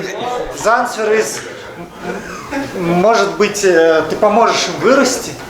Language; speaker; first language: Russian; native; Russian